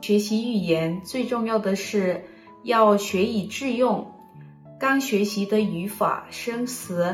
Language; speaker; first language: Chinese; non-native, fluent; Thai